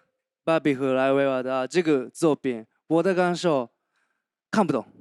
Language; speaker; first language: Chinese; non-native, learner; Japanese